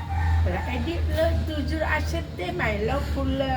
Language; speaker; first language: French; non-native, learner; Indonesian